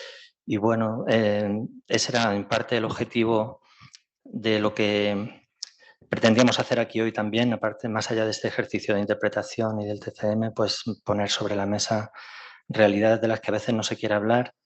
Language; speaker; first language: Spanish; native; Spanish